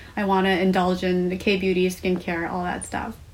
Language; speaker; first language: English; non-native, fluent; Korean